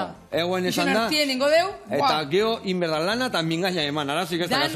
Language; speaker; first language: Basque; native; Basque